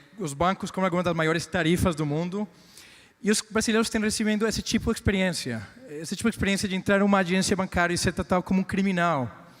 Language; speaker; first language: Portuguese; non-native, fluent; Spanish